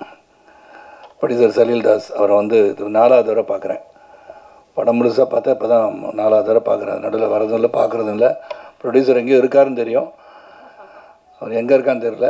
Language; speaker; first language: Tamil; native; Tamil